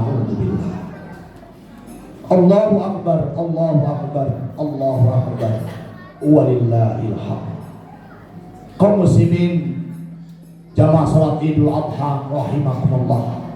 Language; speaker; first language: Indonesian; native; Indonesian